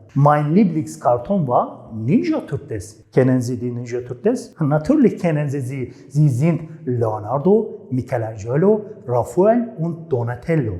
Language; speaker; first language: German; non-native, fluent; Turkish